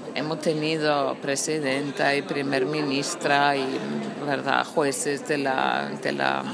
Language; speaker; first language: Spanish; non-native, fluent; Icelandic